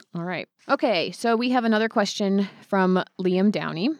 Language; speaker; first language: English; native; English